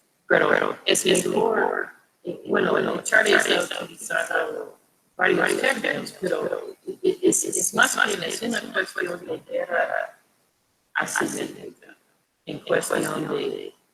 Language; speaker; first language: Spanish; non-native, fluent; English